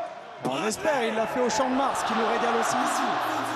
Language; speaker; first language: French; native; French